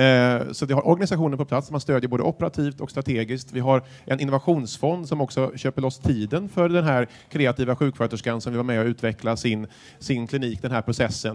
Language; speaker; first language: Swedish; native; Swedish